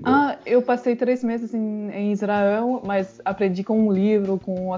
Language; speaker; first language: Portuguese; non-native, fluent; French